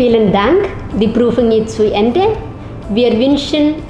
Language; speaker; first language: German; non-native, fluent; Malayalam